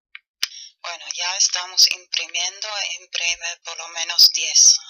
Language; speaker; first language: Spanish; non-native, fluent; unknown